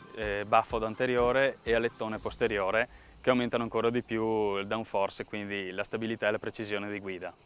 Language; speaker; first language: Italian; native; Italian